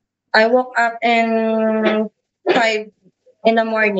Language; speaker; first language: English; non-native, learner; Hiligaynon